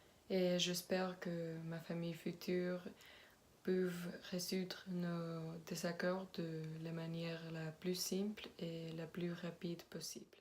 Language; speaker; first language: French; non-native, learner; Spanish